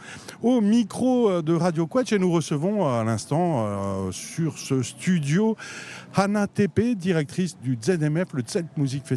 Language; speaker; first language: French; native; French